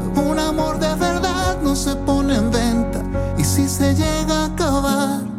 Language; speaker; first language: Spanish; native; Spanish